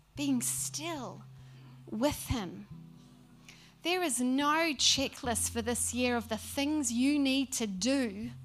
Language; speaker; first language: English; native; English